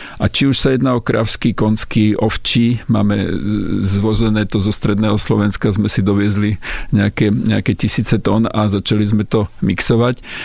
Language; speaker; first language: Slovak; native; Slovak